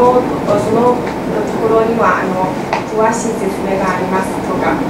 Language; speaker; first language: Japanese; non-native, fluent; Chinese